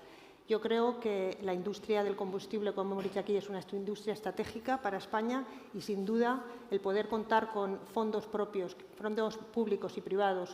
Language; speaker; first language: Spanish; native; Spanish